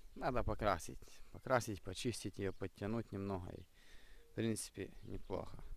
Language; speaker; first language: Russian; non-native, local second language; Ukrainian